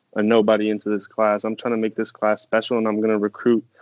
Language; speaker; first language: English; non-native, fluent; French